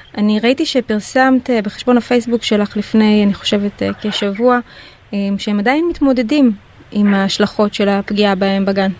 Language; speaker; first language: Hebrew; native; Hebrew